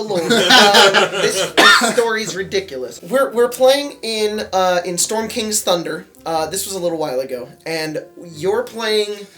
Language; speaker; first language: English; native; English